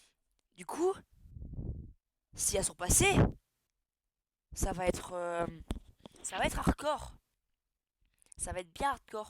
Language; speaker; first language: French; native; French